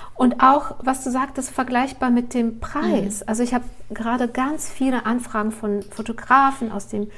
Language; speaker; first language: German; early bilingual, other home language; Russian